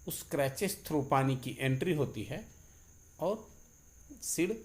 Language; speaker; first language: Hindi; non-native, local second language; Marathi